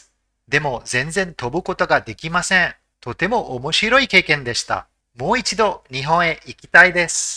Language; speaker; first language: Japanese; non-native, fluent; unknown